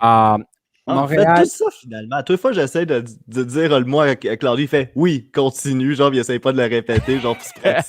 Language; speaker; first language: French; native; French